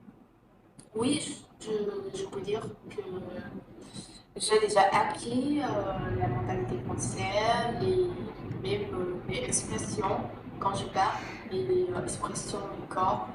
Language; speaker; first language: French; non-native, fluent; Vietnamese